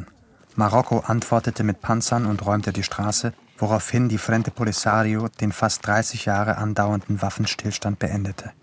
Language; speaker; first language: German; native; German